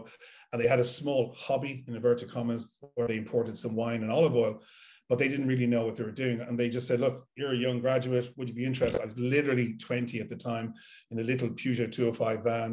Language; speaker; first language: English; native; English